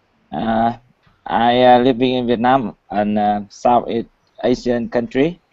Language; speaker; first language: English; non-native, learner; Vietnamese